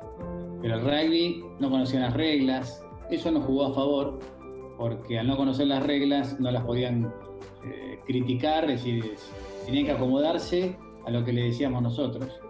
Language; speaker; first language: Spanish; native; Spanish